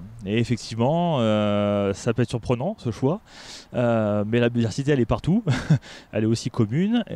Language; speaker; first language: French; native; French